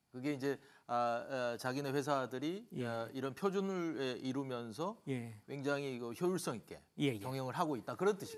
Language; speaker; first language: Korean; native; Korean